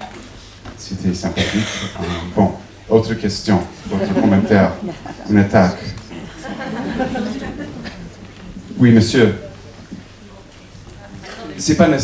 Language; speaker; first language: French; non-native, fluent; English